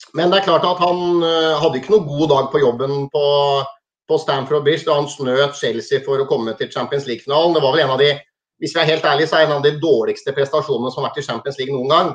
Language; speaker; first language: Norwegian; native; Norwegian